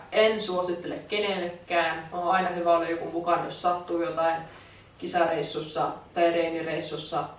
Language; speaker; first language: Finnish; native; Finnish